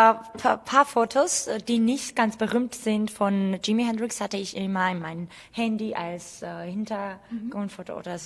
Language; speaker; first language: German; non-native, fluent; Georgian